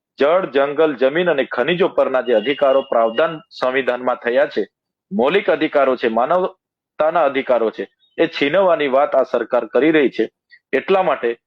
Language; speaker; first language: Gujarati; non-native, local second language; Bhili